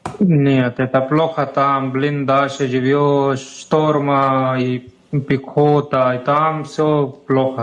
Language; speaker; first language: Russian; non-native, learner; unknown